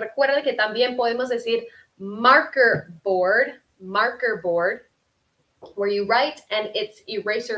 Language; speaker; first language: Spanish; early bilingual, heritage; Spanish